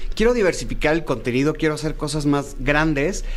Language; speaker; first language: Spanish; native; Spanish